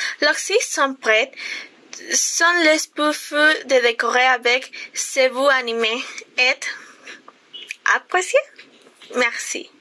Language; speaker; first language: French; non-native, learner; Spanish